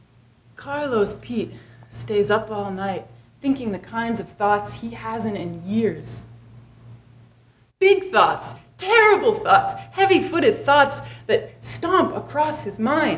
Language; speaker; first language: English; native; English